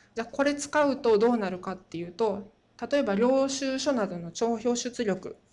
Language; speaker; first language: Japanese; native; Japanese